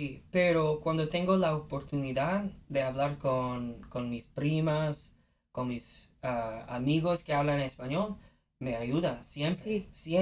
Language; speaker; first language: Spanish; non-native, fluent; English